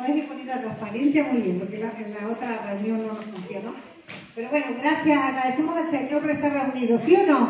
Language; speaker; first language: Spanish; native; Spanish